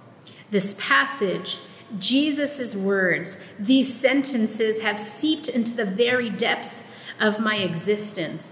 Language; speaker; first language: English; non-native, local second language; Filipino